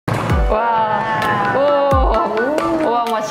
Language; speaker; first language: Korean; non-native, fluent; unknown